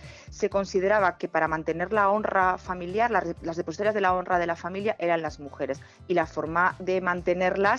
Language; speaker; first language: Spanish; native; Spanish